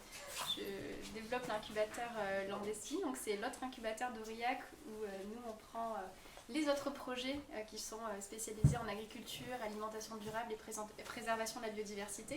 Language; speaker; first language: French; native; French